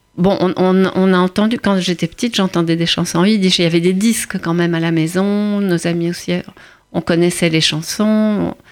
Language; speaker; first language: French; native; French